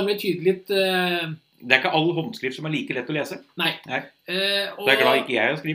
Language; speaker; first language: Norwegian; native; Norwegian